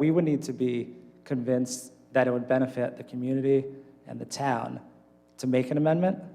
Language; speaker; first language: English; native; English